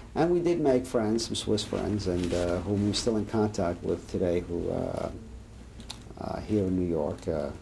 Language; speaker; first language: English; early bilingual, other home language; Serbian